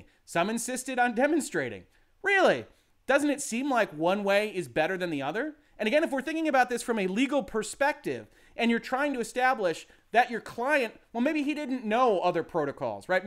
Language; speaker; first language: English; native; English